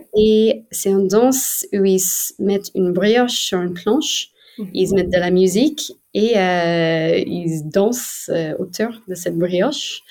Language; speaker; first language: French; non-native, fluent; English